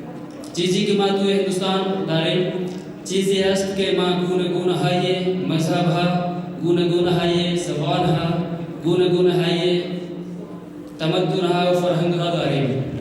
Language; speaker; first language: Persian; non-native, learner; Hindi